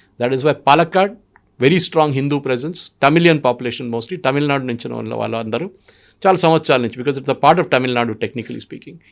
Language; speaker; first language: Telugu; non-native, local second language; Malayalam